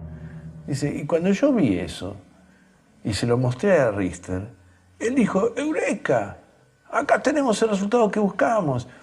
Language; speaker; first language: Spanish; native; Spanish